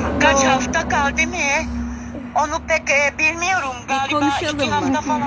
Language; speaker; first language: Turkish; non-native, learner; Czech